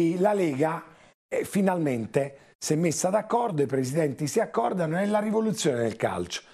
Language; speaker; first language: Italian; native; Italian